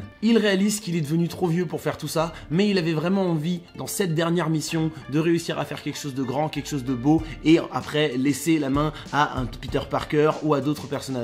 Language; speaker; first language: French; native; French